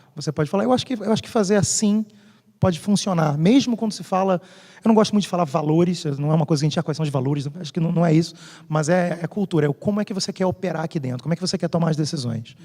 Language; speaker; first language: Portuguese; native; Portuguese